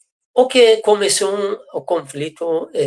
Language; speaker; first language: Portuguese; non-native, fluent; Persian